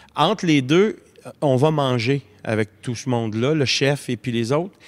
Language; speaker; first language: French; native; French